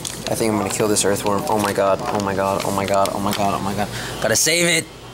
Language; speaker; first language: English; early bilingual, other home language; Spanish